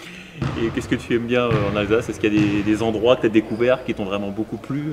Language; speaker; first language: French; native; French